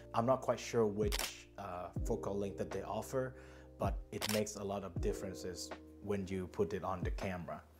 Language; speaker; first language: English; non-native, fluent; Thai